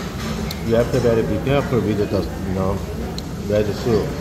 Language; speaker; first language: English; non-native, learner; Korean